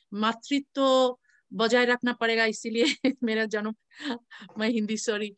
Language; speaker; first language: Hindi; non-native, learner; Bangla